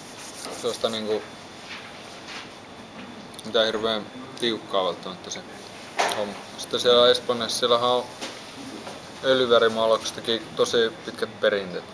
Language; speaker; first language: Finnish; native; Finnish